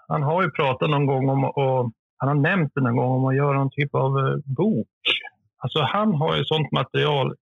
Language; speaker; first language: Swedish; native; Swedish